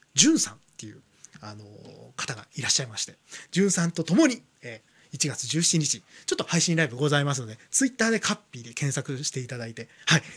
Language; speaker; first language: Japanese; native; Japanese